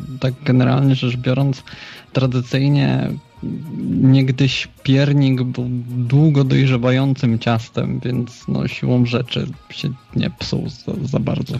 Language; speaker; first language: Polish; native; Polish